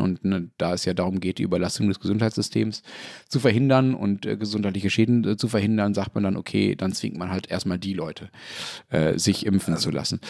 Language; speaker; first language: German; native; German